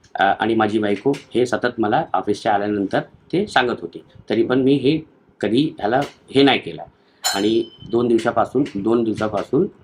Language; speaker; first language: Marathi; non-native, local second language; Hindi